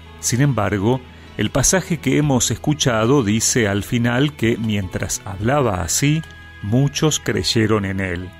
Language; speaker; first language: Spanish; native; Spanish